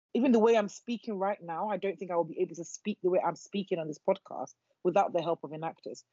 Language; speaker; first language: English; non-native, local second language; Yoruba